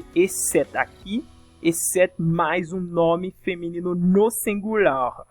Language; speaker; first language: Portuguese; non-native, fluent; French